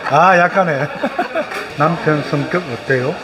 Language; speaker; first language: Korean; native; Korean